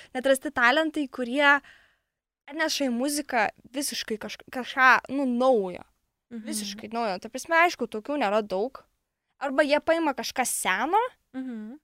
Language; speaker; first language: Lithuanian; non-native, local second language; Polish